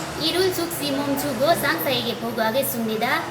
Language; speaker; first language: Korean; non-native, learner; Nepali